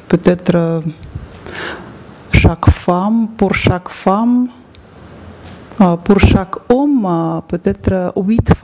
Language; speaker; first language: French; non-native, learner; Russian